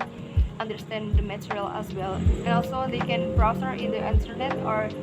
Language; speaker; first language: English; non-native, learner; Indonesian